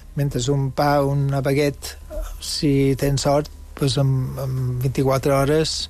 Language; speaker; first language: Catalan; non-native, local second language; English